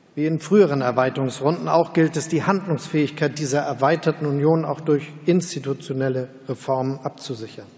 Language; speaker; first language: German; native; German